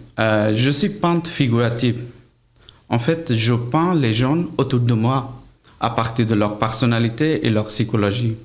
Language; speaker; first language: French; non-native, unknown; Bangla